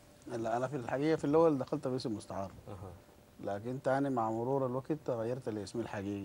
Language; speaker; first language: Arabic; native; Arabic